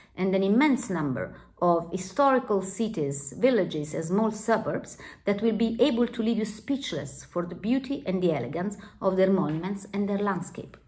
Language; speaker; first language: English; non-native, fluent; Italian